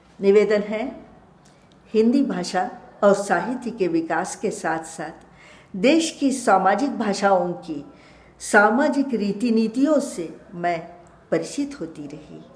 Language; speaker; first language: Hindi; non-native, local second language; Kannada